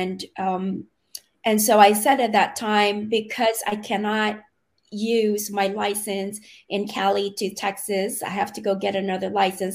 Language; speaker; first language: English; non-native, local second language; Filipino